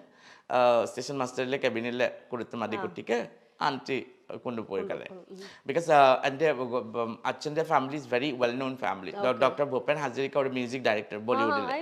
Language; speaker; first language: Malayalam; non-native, local second language; Assamese